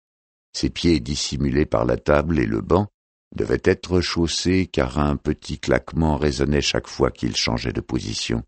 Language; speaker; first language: French; native; French